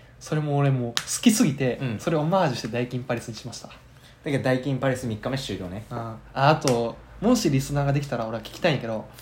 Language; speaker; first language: Japanese; native; Japanese